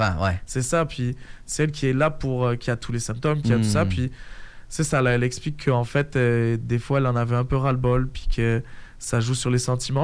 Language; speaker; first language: French; native; French